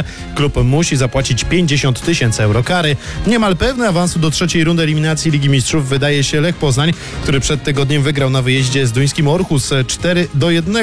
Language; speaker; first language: Polish; native; Polish